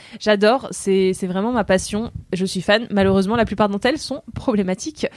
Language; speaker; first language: French; native; French